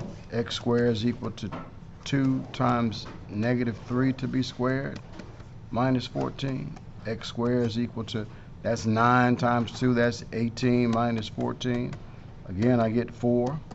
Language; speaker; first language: English; native; English